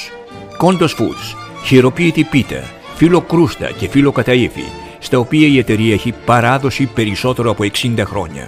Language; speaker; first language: Greek; native; Greek